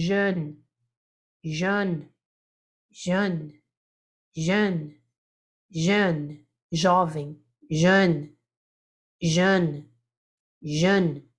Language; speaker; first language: French; non-native, fluent; Portuguese